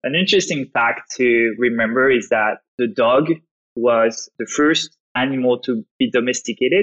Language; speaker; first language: English; non-native, fluent; French